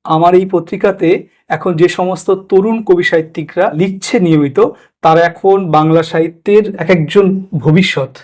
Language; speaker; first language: Bangla; native; Bangla